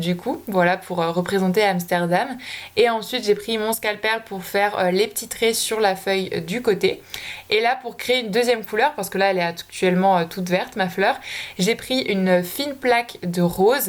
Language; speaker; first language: French; native; French